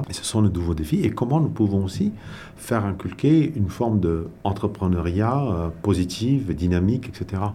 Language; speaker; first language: French; non-native, local second language; Tamil